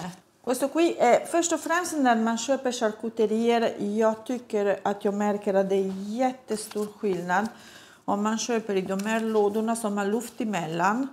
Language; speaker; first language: Swedish; non-native, fluent; Italian